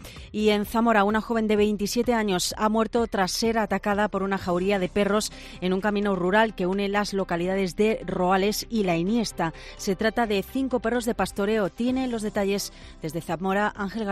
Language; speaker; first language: Spanish; native; Spanish